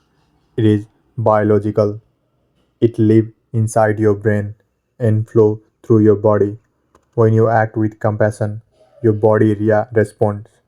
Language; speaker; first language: English; non-native, fluent; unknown